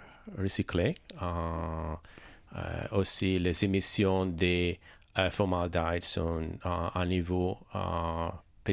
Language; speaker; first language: French; non-native, learner; Italian